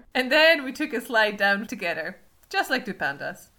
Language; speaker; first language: English; non-native, fluent; Polish